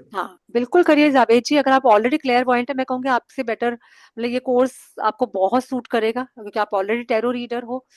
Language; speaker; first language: Hindi; native; Hindi